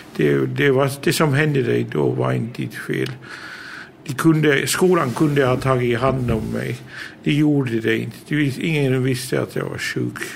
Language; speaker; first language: Swedish; early bilingual, heritage; Swedish